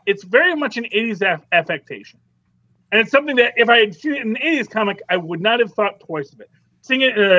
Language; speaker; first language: English; native; English